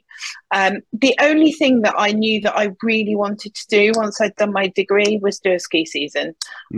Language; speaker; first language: English; native; English